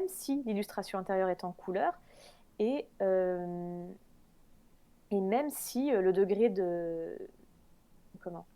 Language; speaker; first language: French; native; French